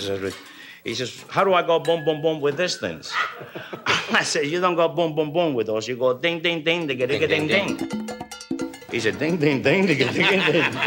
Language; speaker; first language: English; non-native, fluent; Spanish